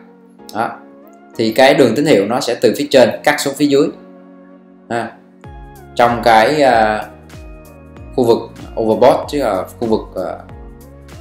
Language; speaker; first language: Vietnamese; native; Vietnamese